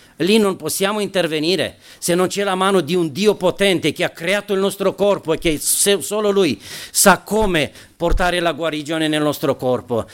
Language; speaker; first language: Italian; non-native, fluent; Romanian